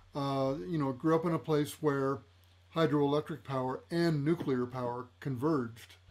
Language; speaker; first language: English; native; English